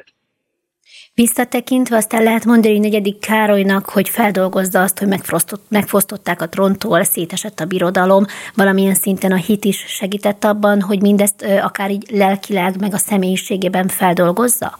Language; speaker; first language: Hungarian; native; Hungarian